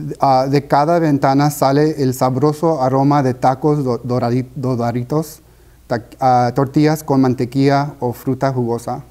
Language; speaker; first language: Spanish; early bilingual, heritage; Spanish